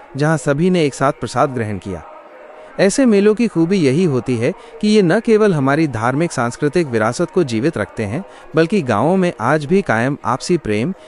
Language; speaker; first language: Hindi; non-native, local second language; Punjabi